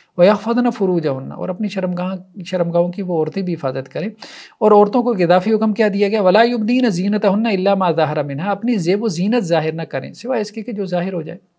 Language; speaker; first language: Urdu; native; Urdu